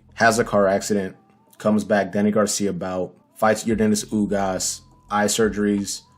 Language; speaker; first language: English; native; English